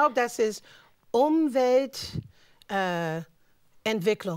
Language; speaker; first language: German; non-native, fluent; English